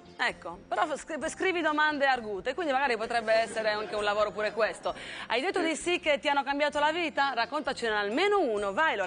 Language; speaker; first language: Italian; native; Italian